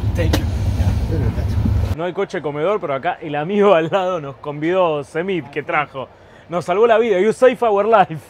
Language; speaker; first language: Spanish; native; Spanish